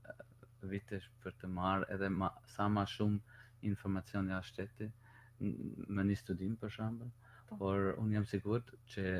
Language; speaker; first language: Albanian; non-native, learner; German